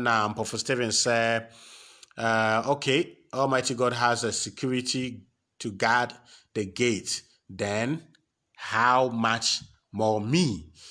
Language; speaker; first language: English; non-native, local second language; Akan